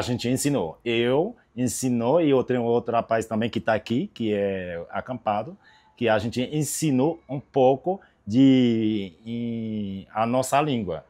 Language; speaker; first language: Portuguese; non-native, learner; Haitian Creole